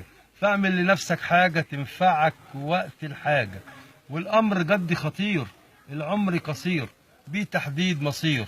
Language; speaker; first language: Arabic; native; Arabic